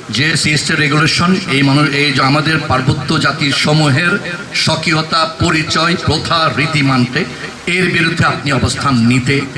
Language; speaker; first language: Bangla; non-native, local second language; Chakma